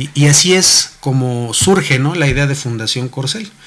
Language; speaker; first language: Spanish; native; Spanish